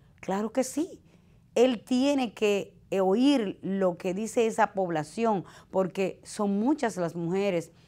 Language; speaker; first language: Spanish; native; Spanish